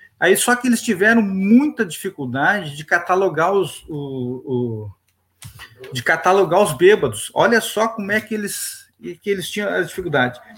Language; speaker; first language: Portuguese; native; Portuguese